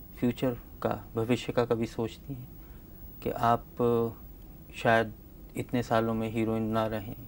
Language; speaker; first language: Hindi; native; Hindi